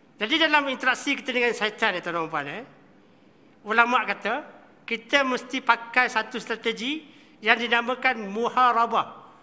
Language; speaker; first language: Malay; native; Malay